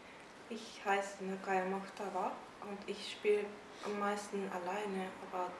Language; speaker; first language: German; non-native, fluent; Japanese